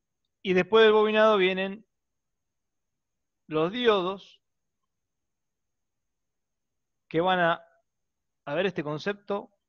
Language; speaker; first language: Spanish; native; Spanish